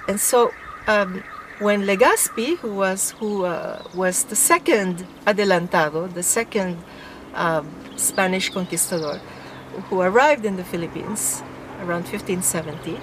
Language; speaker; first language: English; non-native, local second language; Filipino